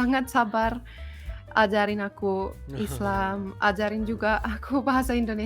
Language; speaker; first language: Indonesian; non-native, fluent; Finnish